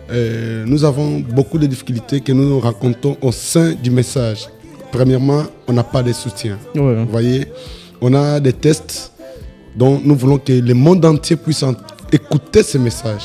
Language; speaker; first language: French; non-native, local second language; Lingala